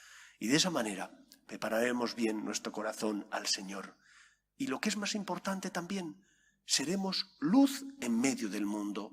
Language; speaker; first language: Spanish; native; Spanish